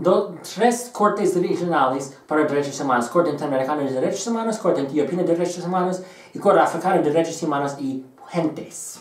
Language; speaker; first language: Spanish; non-native, learner; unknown